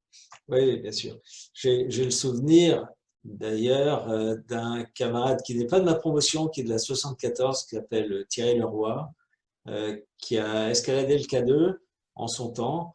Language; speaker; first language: French; native; French